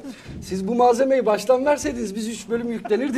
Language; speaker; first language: Turkish; native; Turkish